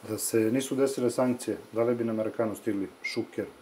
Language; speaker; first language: Serbian; native; Serbian